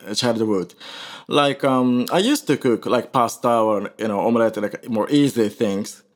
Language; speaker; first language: English; non-native, learner; Japanese